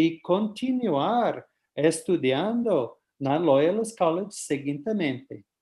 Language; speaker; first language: Portuguese; non-native, fluent; English